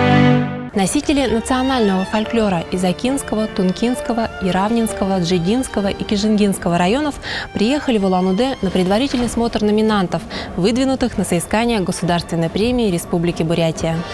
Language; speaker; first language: Russian; native; Russian